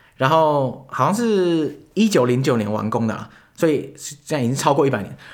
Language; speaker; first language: Chinese; native; Chinese